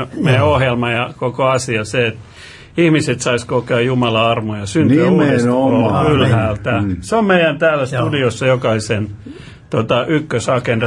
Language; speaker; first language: Finnish; native; Finnish